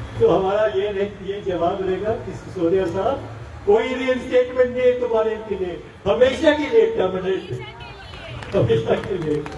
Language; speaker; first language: Hindi; non-native, local second language; Marathi